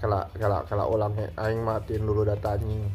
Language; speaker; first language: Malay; non-native, local second language; Sundanese